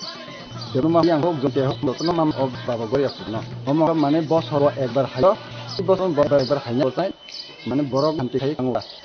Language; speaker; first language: Bangla; non-native, local second language; Kok Borok